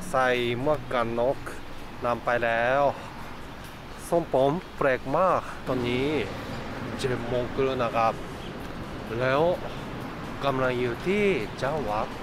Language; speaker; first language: Thai; non-native, learner; Japanese